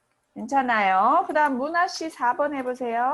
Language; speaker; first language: Korean; native; Korean